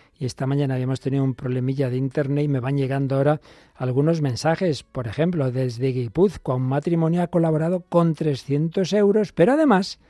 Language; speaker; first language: Spanish; native; Spanish